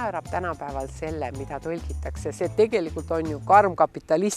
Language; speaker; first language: Estonian; native; Estonian